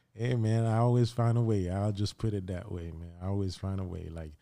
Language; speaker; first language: English; early bilingual, other home language; Haitian Creole